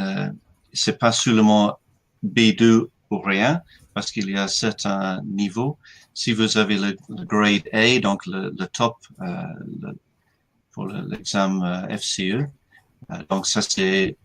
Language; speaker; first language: French; non-native, fluent; English